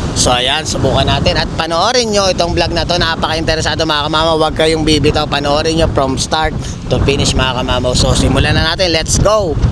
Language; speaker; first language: Filipino; native; Filipino